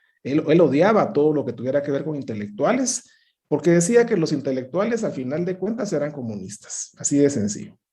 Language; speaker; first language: Spanish; native; Spanish